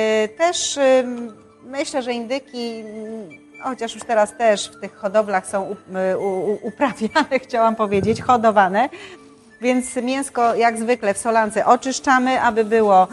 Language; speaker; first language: Polish; native; Polish